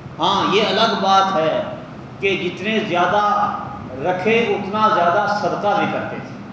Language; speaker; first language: Urdu; non-native, local second language; Punjabi